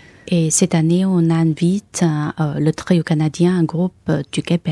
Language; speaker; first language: French; non-native, fluent; Chinese